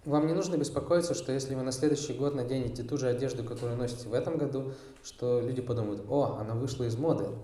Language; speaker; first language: Russian; native; Russian